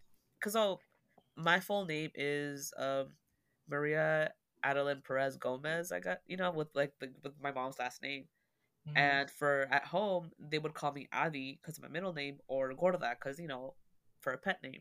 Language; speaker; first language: English; early bilingual, other home language; Spanish